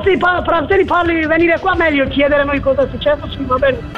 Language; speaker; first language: Italian; non-native, learner; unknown